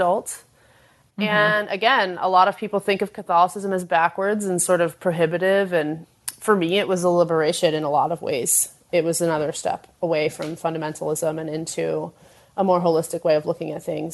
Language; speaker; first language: English; native; English